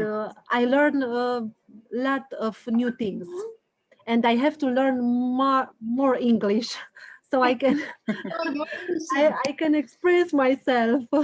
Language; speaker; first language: English; non-native, learner; Romanian